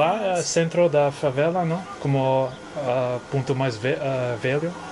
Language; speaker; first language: Portuguese; non-native, learner; English